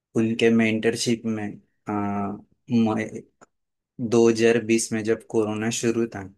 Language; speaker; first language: Hindi; non-native, local second language; Marathi